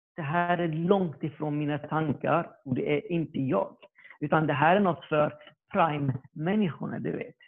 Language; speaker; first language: Swedish; early bilingual, other home language; Arabic